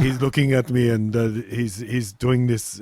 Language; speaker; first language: English; native; English